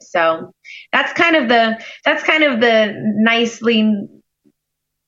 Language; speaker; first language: English; native; English